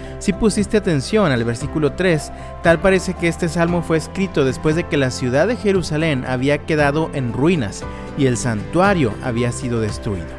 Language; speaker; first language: Spanish; native; Spanish